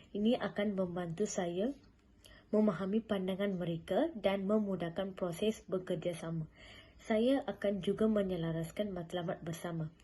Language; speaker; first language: Malay; non-native, local second language; Tamil